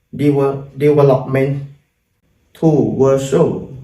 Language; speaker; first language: English; non-native, learner; Thai